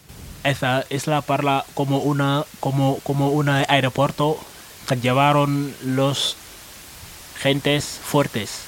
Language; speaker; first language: Spanish; non-native, learner; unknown